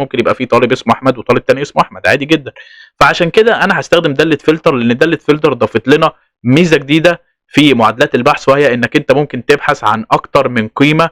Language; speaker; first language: Arabic; native; Arabic